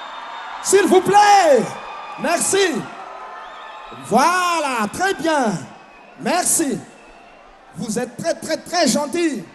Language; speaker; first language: French; non-native, local second language; Malagasy